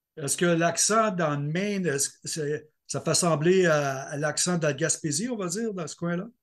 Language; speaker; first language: French; native; French